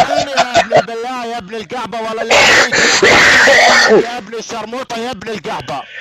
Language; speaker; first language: Arabic; native; Arabic